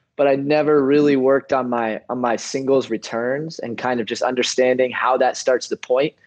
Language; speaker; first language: English; native; English